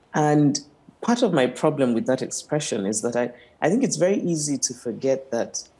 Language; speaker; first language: English; non-native, local second language; Igbo